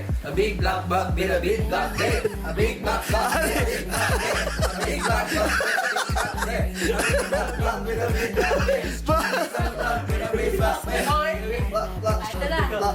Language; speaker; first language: English; non-native, local second language; Filipino